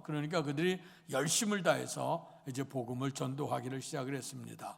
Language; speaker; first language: Korean; native; Korean